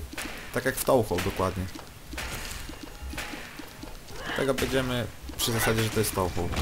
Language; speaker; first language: Polish; native; Polish